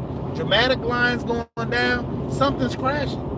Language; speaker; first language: English; native; English